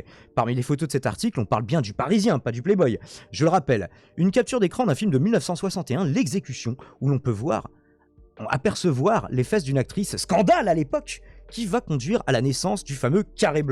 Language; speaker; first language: French; native; French